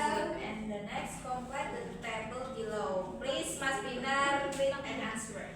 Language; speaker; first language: English; non-native, learner; Indonesian